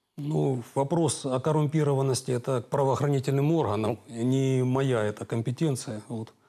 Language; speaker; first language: Russian; native; Russian